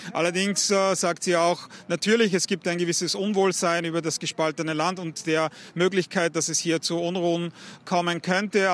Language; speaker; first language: German; native; German